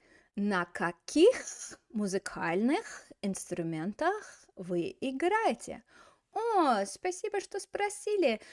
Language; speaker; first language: Russian; non-native, fluent; English